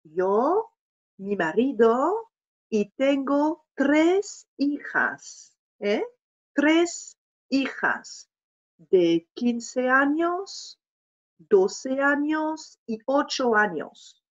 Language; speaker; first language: Spanish; non-native, fluent; French